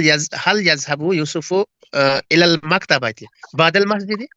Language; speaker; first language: Arabic; non-native, learner; Urdu